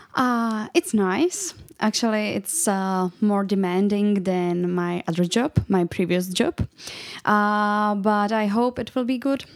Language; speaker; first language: English; non-native, learner; Czech